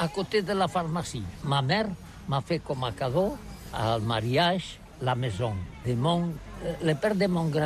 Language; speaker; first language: French; non-native, learner; Catalan